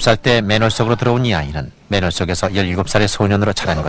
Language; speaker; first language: Korean; native; Korean